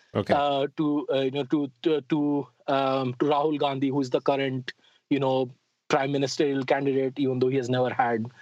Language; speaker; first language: English; non-native, local second language; Hindi